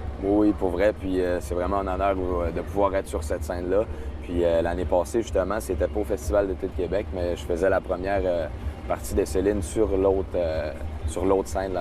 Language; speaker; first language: French; native; French